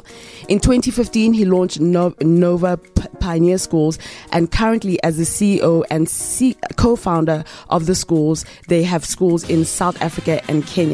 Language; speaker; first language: English; non-native, local second language; Ganda